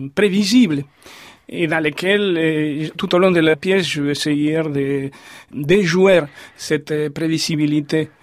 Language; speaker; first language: French; non-native, fluent; Spanish